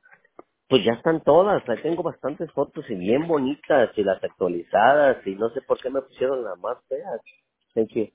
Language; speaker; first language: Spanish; native; Spanish